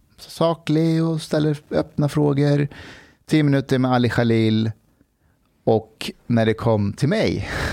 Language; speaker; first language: Swedish; early bilingual, other home language; Persian